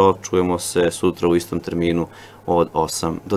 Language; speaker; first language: Serbian; native; Serbian